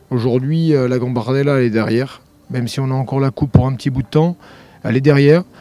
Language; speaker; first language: French; native; French